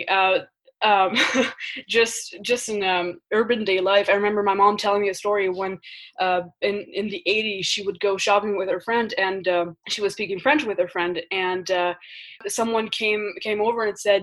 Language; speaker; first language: English; early bilingual, other home language; French